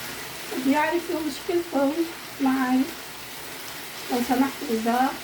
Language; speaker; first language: Arabic; native; Arabic